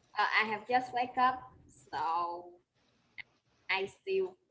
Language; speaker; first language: English; non-native, learner; Vietnamese